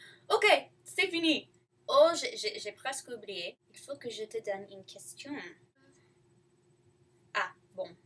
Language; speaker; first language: French; non-native, learner; English